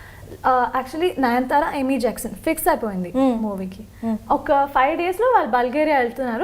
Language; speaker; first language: Telugu; non-native, local second language; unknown